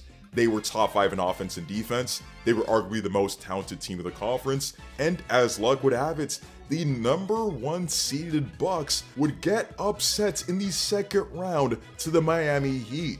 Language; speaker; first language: English; native; English